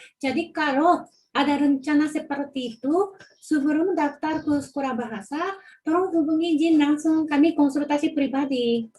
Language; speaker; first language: Indonesian; non-native, fluent; Japanese